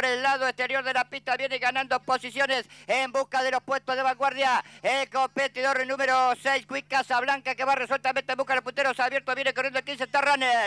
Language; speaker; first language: Spanish; native; Spanish